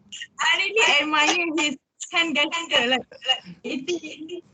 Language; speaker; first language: English; non-native, local second language; Malay